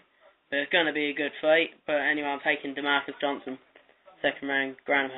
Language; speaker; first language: English; native; English